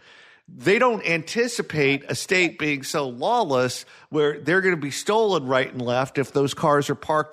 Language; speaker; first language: English; native; English